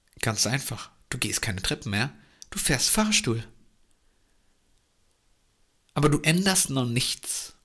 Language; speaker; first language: German; native; German